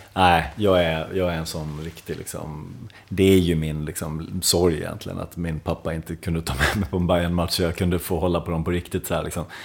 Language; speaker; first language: Swedish; native; Swedish